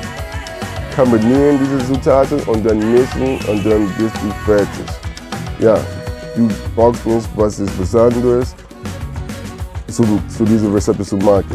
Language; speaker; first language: German; non-native, learner; English